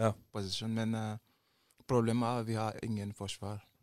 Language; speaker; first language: Norwegian; non-native, learner; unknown